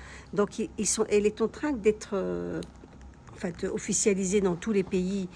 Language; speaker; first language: French; non-native, local second language; Kabyle